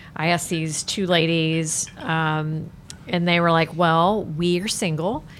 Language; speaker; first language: English; native; English